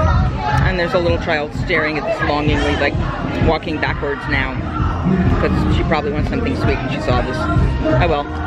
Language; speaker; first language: English; native; English